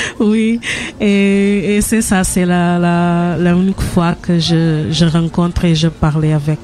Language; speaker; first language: French; non-native, learner; Portuguese